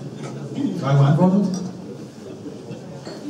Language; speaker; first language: German; native; German